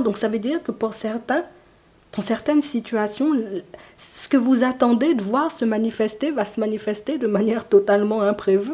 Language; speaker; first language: French; native; French